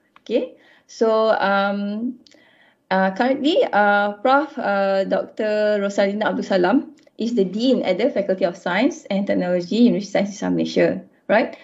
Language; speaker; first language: English; non-native, local second language; Malay